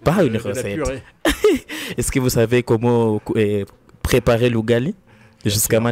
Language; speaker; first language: French; non-native, learner; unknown